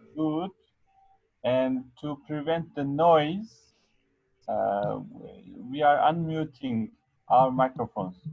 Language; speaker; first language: English; non-native, fluent; Arabic